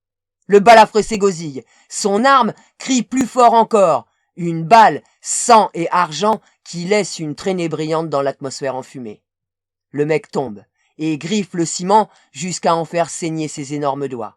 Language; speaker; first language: French; native; French